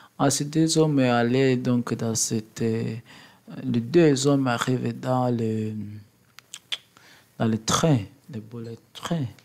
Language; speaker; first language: French; non-native, learner; English